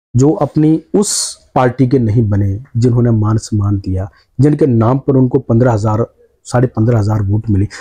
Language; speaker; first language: Hindi; native; Hindi